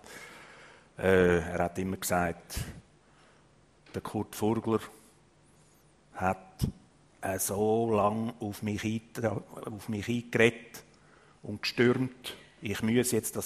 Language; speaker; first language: German; native; German